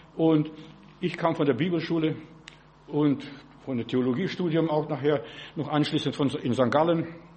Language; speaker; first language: German; non-native, fluent; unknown